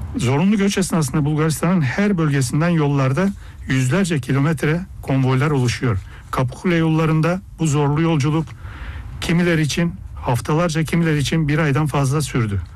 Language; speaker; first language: Turkish; early bilingual, heritage; Turkish